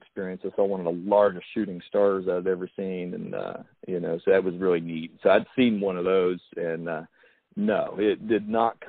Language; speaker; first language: English; native; English